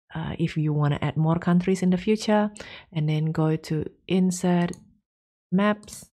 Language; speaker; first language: English; non-native, fluent; Indonesian